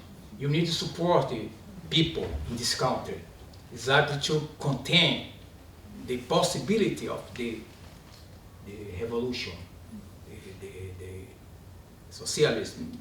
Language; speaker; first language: English; non-native, learner; Portuguese